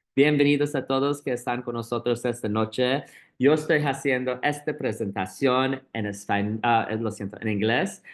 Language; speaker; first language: Spanish; non-native, learner; English